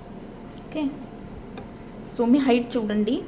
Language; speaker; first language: Telugu; non-native, learner; Marathi